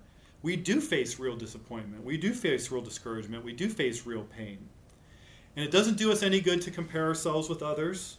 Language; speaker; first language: English; native; English